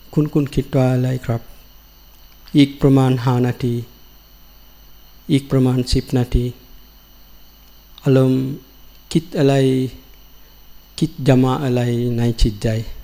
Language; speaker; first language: Thai; non-native, learner; Sinhala